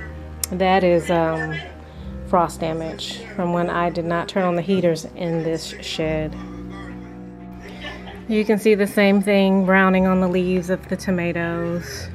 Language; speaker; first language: English; native; English